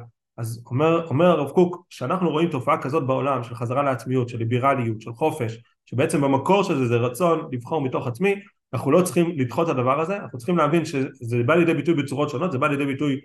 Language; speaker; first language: Hebrew; native; Hebrew